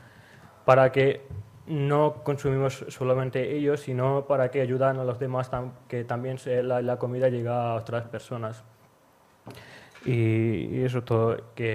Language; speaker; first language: Spanish; non-native, learner; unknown